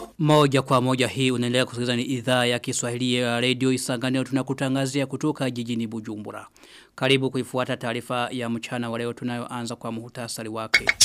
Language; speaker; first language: Swahili; non-native, local second language; Rundi